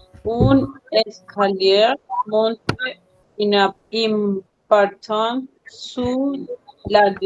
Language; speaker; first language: French; non-native, learner; Spanish